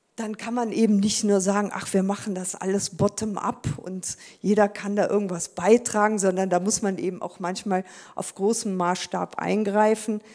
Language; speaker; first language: German; native; German